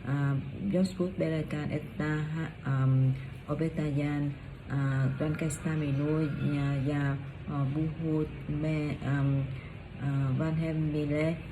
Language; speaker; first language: Finnish; non-native, learner; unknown